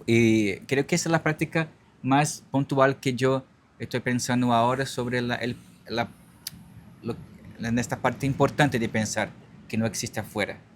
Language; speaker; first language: Spanish; non-native, learner; Portuguese